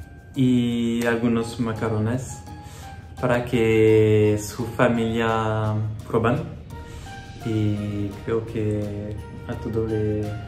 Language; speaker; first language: Spanish; non-native, learner; French